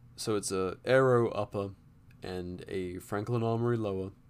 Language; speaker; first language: English; native; English